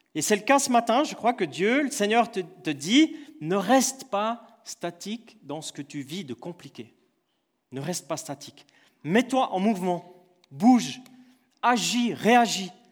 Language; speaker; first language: French; native; French